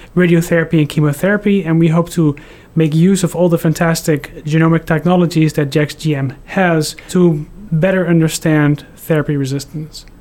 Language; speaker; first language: English; non-native, fluent; Dutch